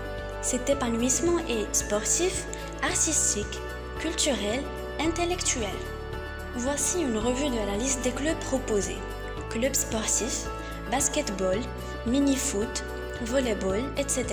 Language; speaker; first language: French; non-native, local second language; Arabic